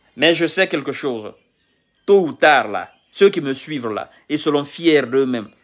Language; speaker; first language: French; non-native, local second language; Mandingo